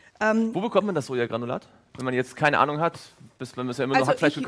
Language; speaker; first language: German; native; German